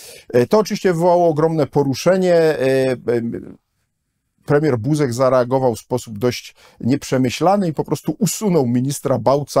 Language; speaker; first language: Polish; native; Polish